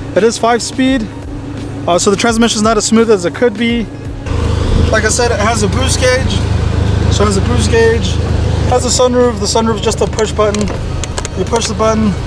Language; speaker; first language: English; native; English